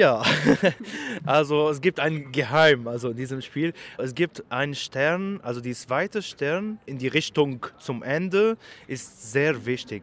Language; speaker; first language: German; non-native, learner; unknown